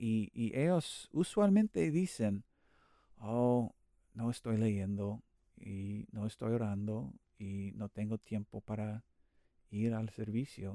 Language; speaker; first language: Spanish; non-native, learner; English